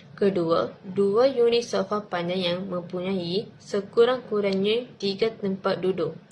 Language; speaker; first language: Malay; non-native, local second language; Tamil